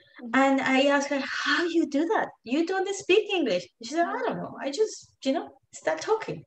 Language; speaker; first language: English; non-native, fluent; Spanish